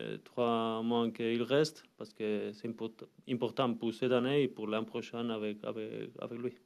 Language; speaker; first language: French; non-native, learner; Spanish